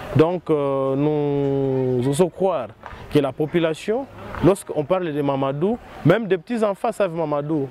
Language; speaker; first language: French; non-native, local second language; Swahili